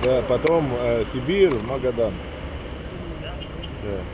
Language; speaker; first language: Russian; non-native, learner; English